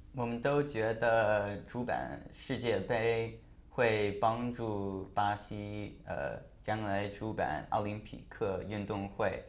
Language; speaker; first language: Chinese; non-native, learner; English